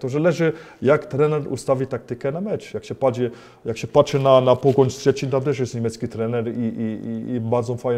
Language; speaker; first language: Polish; early bilingual, heritage; Polish